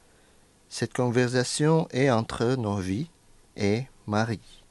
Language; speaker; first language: French; non-native, fluent; Indonesian